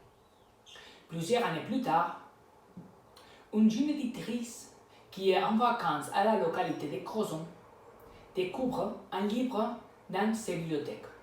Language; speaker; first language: French; non-native, learner; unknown